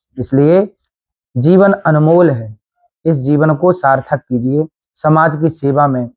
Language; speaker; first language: Hindi; native; Hindi